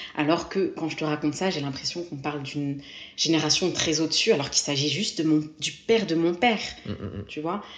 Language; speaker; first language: French; native; French